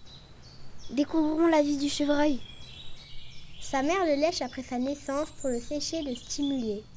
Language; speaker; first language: French; native; French